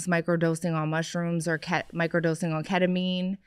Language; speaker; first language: English; native; English